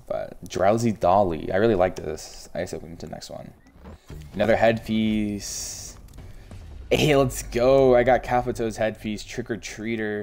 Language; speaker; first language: English; native; English